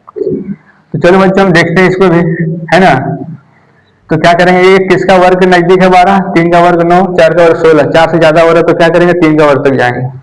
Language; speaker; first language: Hindi; native; Hindi